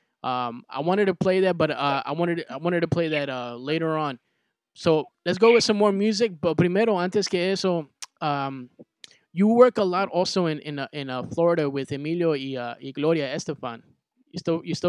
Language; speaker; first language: English; early bilingual, other home language; Spanish